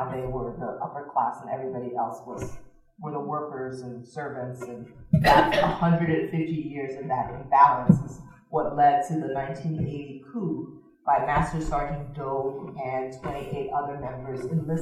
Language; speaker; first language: English; native; English